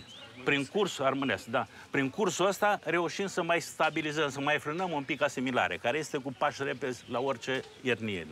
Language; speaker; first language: Romanian; non-native, local second language; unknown